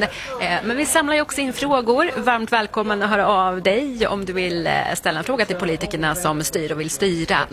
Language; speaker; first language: Swedish; native; Swedish